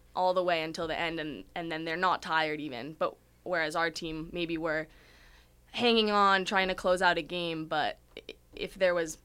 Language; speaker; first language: English; native; English